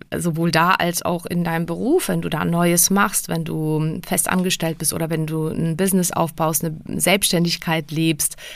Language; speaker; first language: German; early bilingual, other home language; Czech